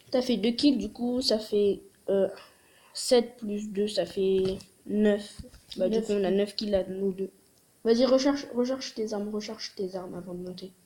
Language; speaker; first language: French; native; French